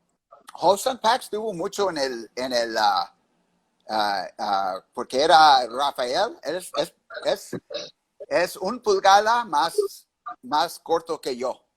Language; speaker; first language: Spanish; early bilingual, heritage; English